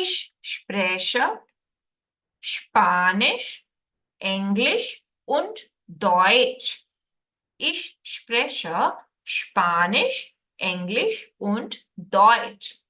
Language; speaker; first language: German; non-native, fluent; Hindi